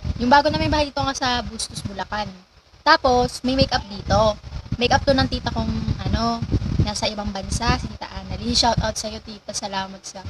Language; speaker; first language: Filipino; native; Filipino